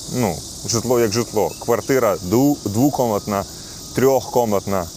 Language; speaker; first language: Ukrainian; non-native, local second language; Russian